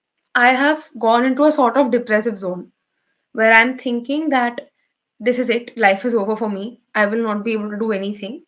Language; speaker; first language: English; non-native, local second language; Bangla